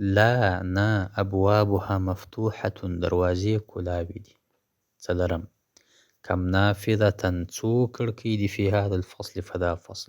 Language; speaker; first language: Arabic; non-native, fluent; Pashto